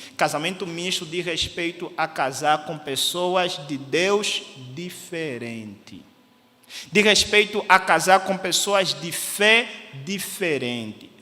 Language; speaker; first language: Portuguese; native; Portuguese